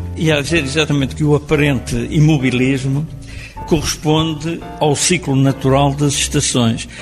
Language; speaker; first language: Portuguese; native; Portuguese